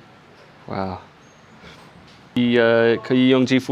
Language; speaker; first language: Chinese; non-native, learner; English